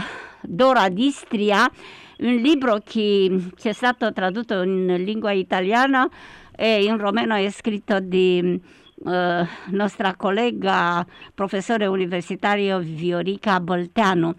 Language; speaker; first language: Italian; non-native, learner; Romanian